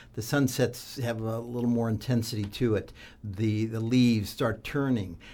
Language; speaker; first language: English; native; English